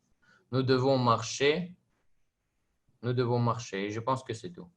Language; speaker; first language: French; non-native, learner; Russian